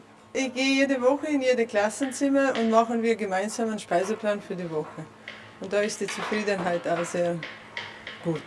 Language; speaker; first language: German; non-native, fluent; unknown